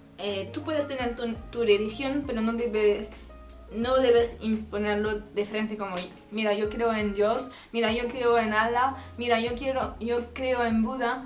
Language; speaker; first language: Spanish; non-native, learner; French